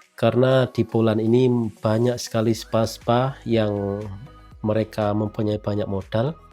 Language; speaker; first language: Indonesian; native; Indonesian